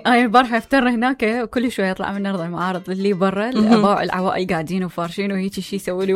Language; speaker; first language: Arabic; native; Arabic